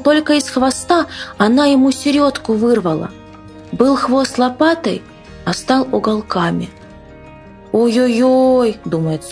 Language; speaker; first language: Russian; native; Russian